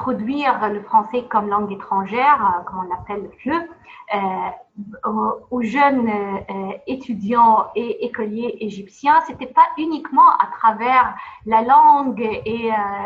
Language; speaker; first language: French; non-native, fluent; Arabic